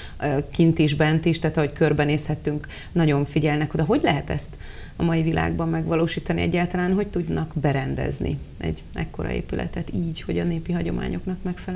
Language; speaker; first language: Hungarian; native; Hungarian